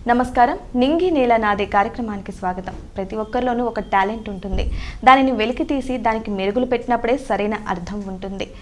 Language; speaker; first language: Telugu; native; Telugu